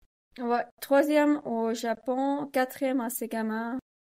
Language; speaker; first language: French; non-native, learner; Swiss German